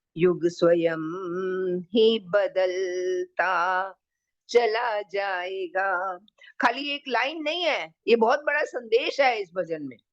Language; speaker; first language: Hindi; native; Hindi